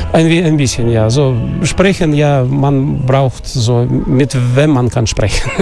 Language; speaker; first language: German; non-native, learner; Russian